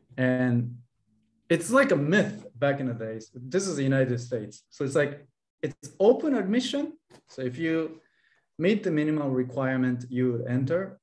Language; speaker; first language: English; non-native, fluent; Japanese